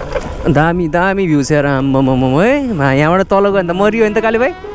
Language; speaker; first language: Nepali; native; Nepali